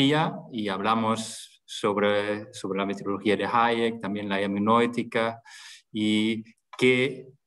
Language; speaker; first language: Spanish; non-native, fluent; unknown